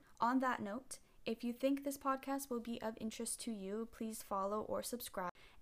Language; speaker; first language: English; native; English